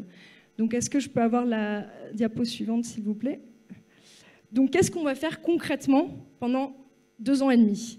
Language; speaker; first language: French; native; French